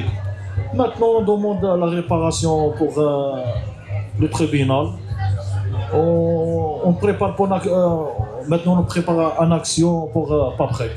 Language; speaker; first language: French; non-native, learner; Arabic